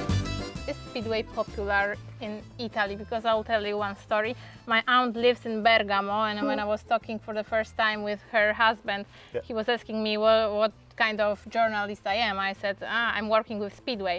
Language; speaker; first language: English; non-native, fluent; Polish